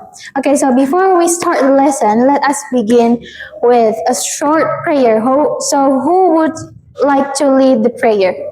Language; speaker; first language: English; non-native, fluent; Indonesian